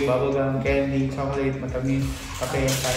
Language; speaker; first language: Filipino; native; Filipino